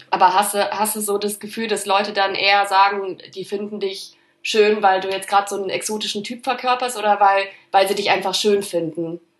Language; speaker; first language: German; early bilingual, other home language; Polish